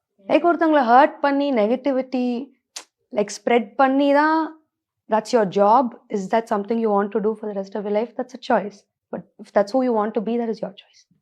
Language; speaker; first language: English; non-native, local second language; Tamil